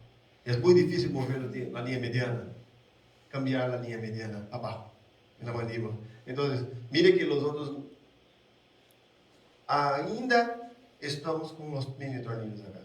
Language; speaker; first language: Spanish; non-native, learner; Portuguese